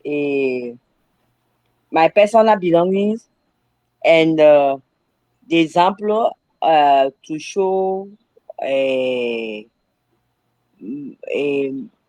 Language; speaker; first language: English; non-native, learner; French